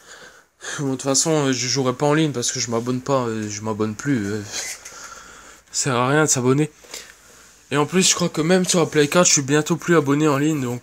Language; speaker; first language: French; native; French